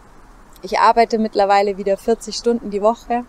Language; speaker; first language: German; native; German